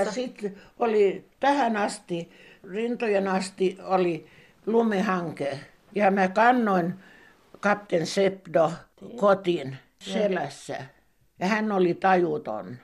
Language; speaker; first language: Finnish; non-native, local second language; Swedish